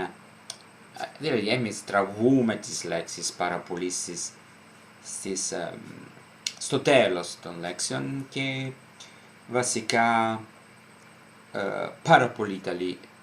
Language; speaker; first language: Greek; non-native, fluent; Italian